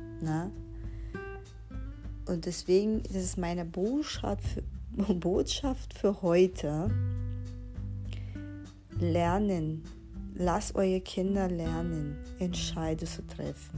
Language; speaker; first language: German; non-native, fluent; Portuguese